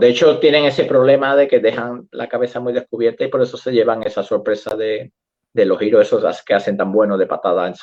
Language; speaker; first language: Spanish; native; Spanish